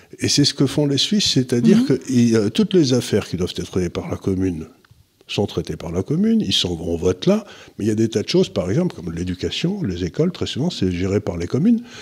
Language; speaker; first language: French; native; French